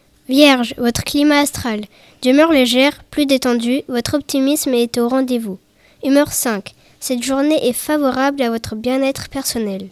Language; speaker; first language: French; native; French